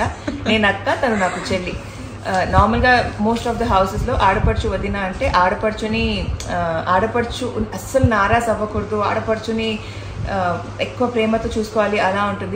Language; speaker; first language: Telugu; native; Telugu